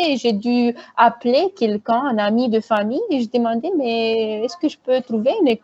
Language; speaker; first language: French; non-native, fluent; Romanian